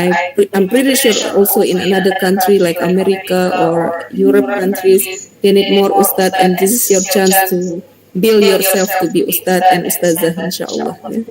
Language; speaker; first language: English; non-native, fluent; Indonesian